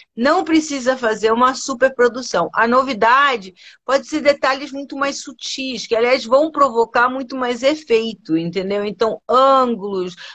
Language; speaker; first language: Portuguese; early bilingual, other home language; Spanish